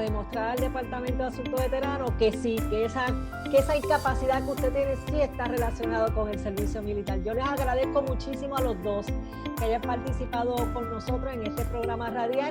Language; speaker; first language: Spanish; native; Spanish